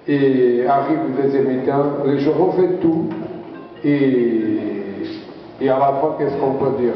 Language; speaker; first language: French; non-native, learner; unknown